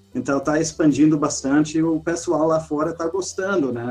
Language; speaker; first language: Portuguese; non-native, fluent; English